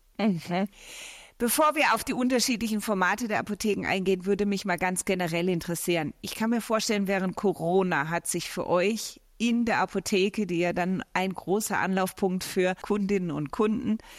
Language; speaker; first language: German; native; German